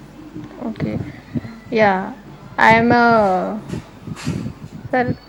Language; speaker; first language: English; non-native, learner; Hindi